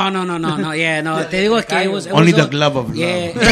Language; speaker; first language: English; native; English